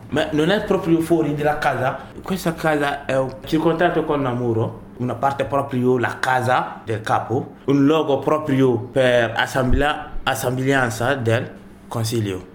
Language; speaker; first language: Italian; non-native, learner; Bambara